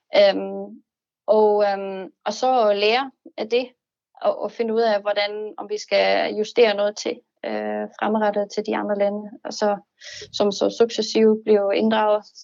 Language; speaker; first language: Danish; non-native, fluent; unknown